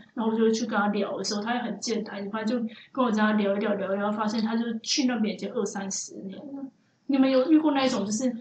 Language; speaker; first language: Chinese; native; Chinese